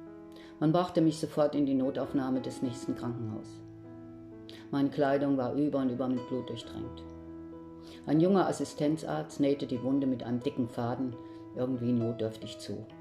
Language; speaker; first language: German; native; German